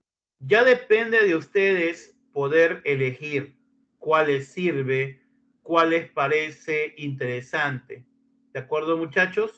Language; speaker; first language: Spanish; native; Spanish